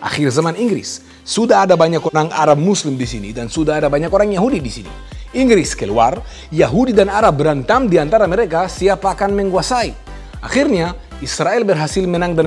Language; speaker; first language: Indonesian; non-native, fluent; Hebrew